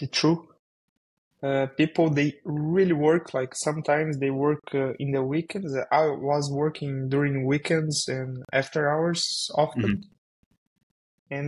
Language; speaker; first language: English; non-native, fluent; Portuguese